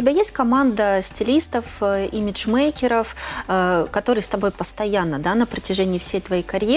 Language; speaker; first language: Russian; native; Russian